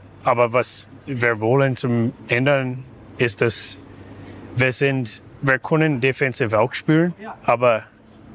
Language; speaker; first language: German; non-native, fluent; English